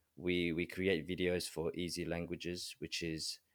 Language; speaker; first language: English; early bilingual, other home language; Korean